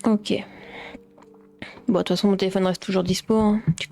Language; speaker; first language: French; native; French